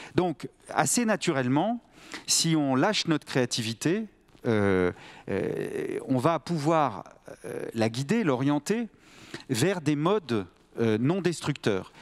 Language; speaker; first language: French; native; French